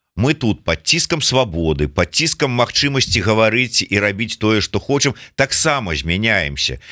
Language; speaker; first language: Belarusian; non-native, local second language; Russian